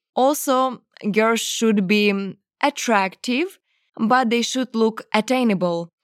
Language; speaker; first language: English; non-native, fluent; Ukrainian